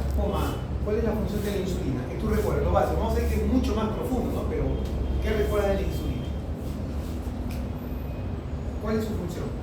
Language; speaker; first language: Spanish; native; Spanish